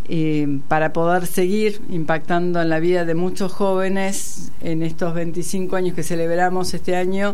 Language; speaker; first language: Spanish; native; Spanish